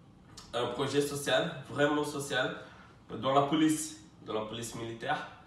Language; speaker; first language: French; non-native, fluent; Portuguese